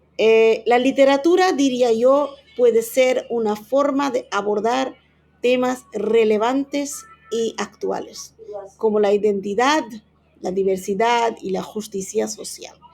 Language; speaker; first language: Spanish; non-native, fluent; Bangla